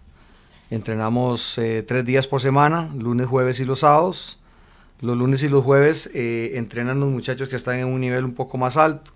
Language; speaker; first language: Spanish; native; Spanish